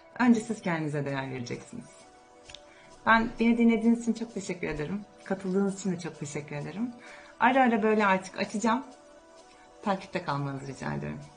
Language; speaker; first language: Turkish; native; Turkish